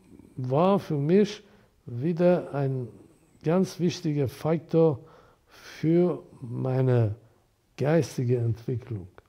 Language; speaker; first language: German; non-native, fluent; Persian